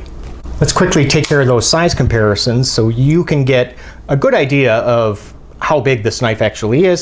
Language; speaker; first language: English; native; English